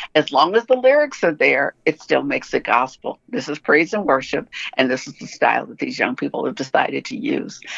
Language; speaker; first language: English; native; English